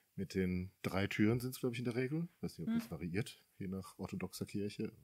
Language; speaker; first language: German; native; German